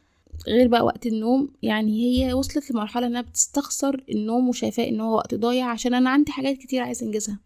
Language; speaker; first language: Arabic; native; Arabic